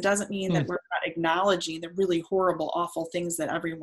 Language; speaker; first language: English; native; English